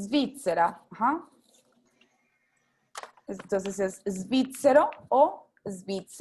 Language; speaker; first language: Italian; non-native, fluent; Spanish